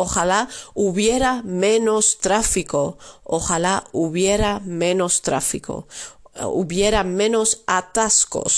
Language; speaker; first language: Spanish; non-native, fluent; Dutch